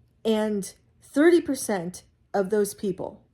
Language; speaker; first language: English; native; English